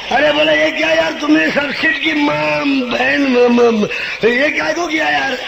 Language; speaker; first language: Hindi; non-native, local second language; Marathi